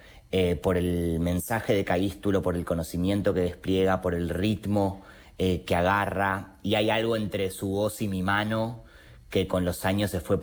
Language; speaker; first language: Spanish; native; Spanish